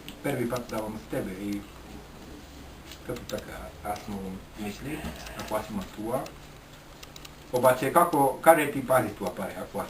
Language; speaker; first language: Bulgarian; non-native, learner; Finnish